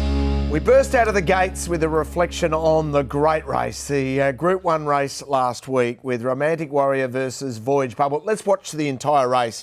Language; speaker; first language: English; native; English